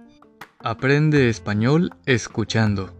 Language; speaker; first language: Spanish; non-native, fluent; Japanese